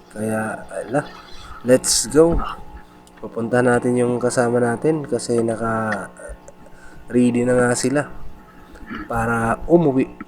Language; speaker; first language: Filipino; non-native, local second language; Waray